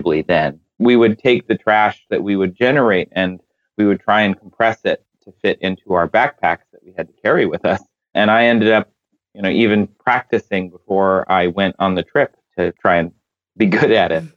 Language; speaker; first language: English; native; English